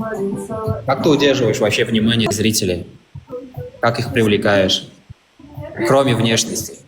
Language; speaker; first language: Russian; non-native, local second language; Turkmen